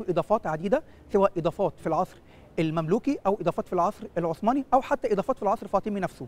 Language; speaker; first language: Arabic; native; Arabic